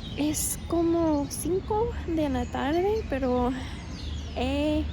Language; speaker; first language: Spanish; non-native, fluent; English